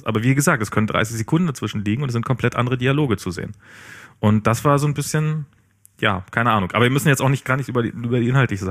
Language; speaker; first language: German; native; German